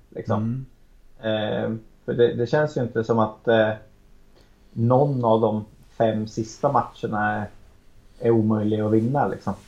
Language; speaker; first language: Swedish; native; Swedish